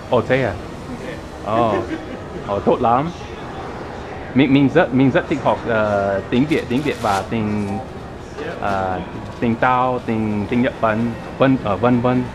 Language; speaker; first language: Vietnamese; non-native, learner; English